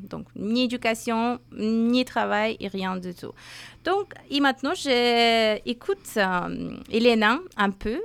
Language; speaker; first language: French; non-native, learner; Persian